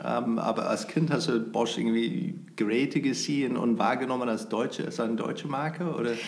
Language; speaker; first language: German; non-native, fluent; English